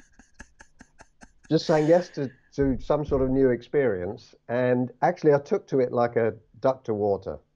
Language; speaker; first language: English; native; English